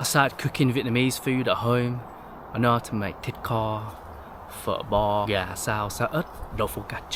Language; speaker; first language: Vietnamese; non-native, learner; English